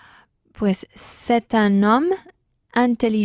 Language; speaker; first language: French; non-native, learner; Spanish